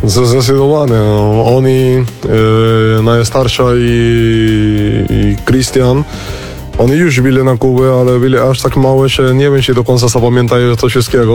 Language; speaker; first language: Polish; non-native, learner; Spanish